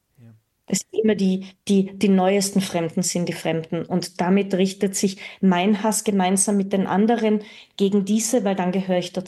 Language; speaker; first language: German; native; German